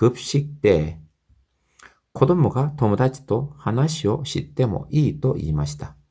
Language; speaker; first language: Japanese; non-native, fluent; Korean